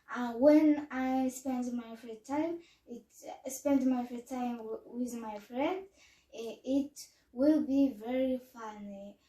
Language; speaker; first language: English; non-native, learner; Kazakh